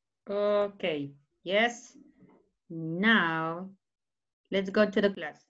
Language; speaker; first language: English; non-native, learner; Spanish